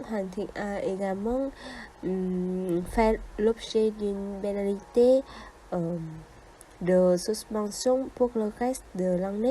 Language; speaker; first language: French; non-native, fluent; Vietnamese